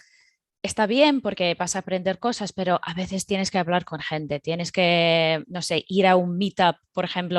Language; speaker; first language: Spanish; non-native, fluent; English